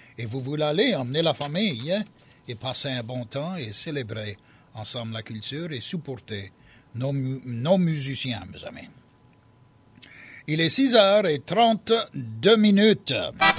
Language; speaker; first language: French; early bilingual, heritage; French